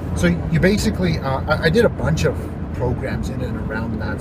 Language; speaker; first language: English; native; English